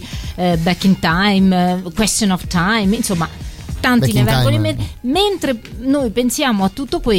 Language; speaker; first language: Italian; native; Italian